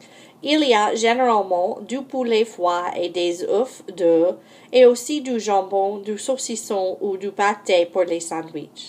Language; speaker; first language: French; non-native, fluent; English